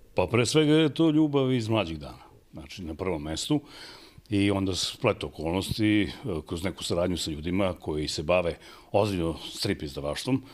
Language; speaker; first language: Serbian; native; Serbian